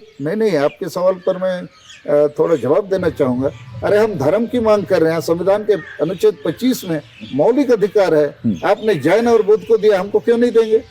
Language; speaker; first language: Hindi; non-native, local second language; Santali